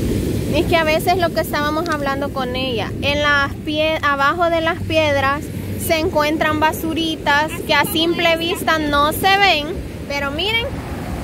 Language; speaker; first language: Spanish; native; Spanish